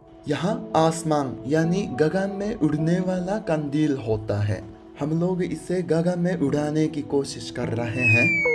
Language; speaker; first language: Hindi; non-native, fluent; Japanese